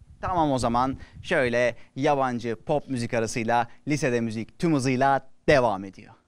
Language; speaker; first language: Turkish; native; Turkish